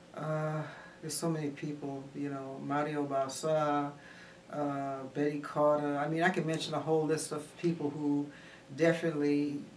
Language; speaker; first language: English; native; English